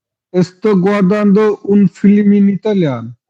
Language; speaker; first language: Italian; non-native, learner; Bangla